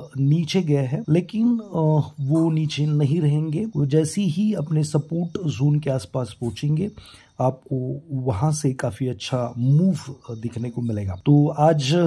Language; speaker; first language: Hindi; non-native, local second language; Marathi